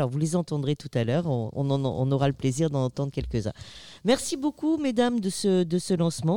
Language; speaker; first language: French; native; French